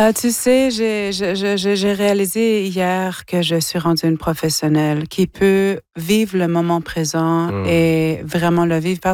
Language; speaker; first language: French; non-native, local second language; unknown